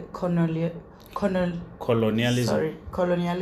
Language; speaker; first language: English; non-native, local second language; Tswana